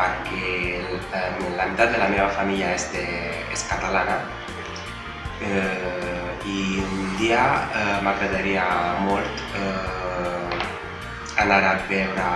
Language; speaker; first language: Catalan; non-native, learner; Italian